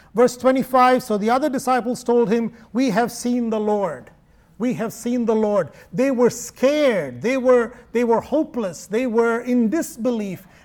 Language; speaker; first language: English; non-native, local second language; Malayalam